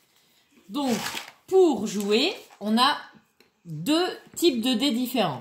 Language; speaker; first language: French; native; French